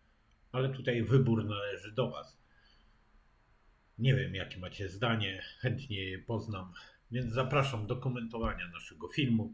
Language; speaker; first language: Polish; native; Polish